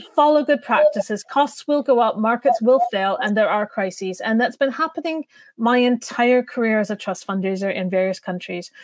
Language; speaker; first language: English; native; English